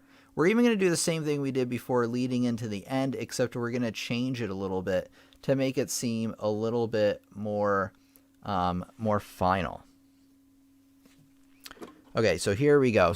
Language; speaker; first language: English; native; English